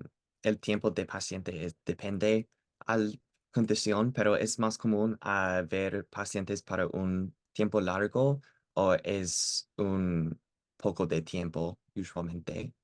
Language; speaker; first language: Spanish; non-native, learner; English